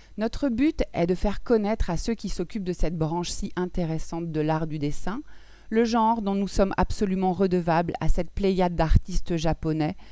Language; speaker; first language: French; native; French